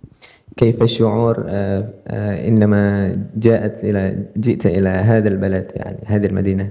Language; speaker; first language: Arabic; non-native, learner; Indonesian